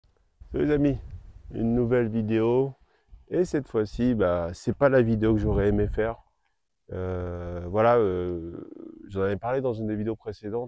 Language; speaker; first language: French; native; French